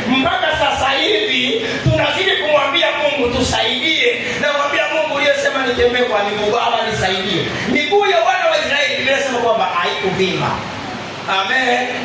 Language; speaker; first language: Swahili; non-native, local second language; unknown